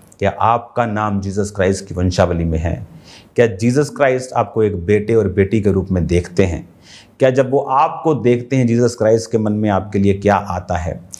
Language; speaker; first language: Hindi; non-native, local second language; Punjabi